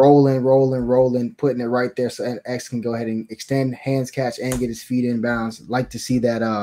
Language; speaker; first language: English; native; English